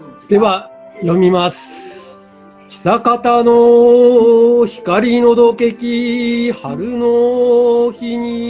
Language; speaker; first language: Japanese; native; Japanese